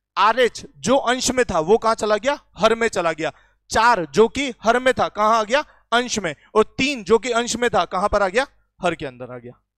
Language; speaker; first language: Hindi; native; Hindi